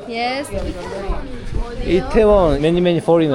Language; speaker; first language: English; non-native, learner; Korean